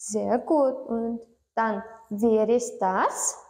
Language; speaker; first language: German; non-native, learner; Turkmen